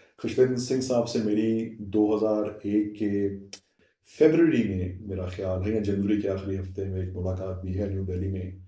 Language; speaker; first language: Urdu; non-native, local second language; Saraiki